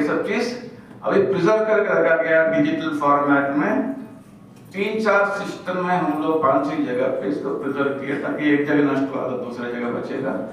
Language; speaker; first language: Hindi; non-native, local second language; Malayalam